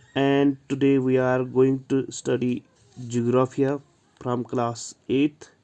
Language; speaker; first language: English; non-native, local second language; Kashmiri